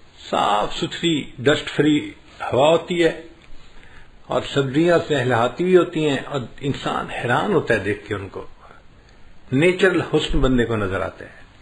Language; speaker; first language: Urdu; native; Urdu